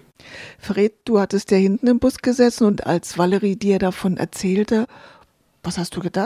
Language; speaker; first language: German; native; German